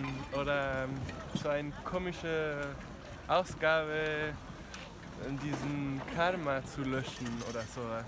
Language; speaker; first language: German; non-native, learner; Spanish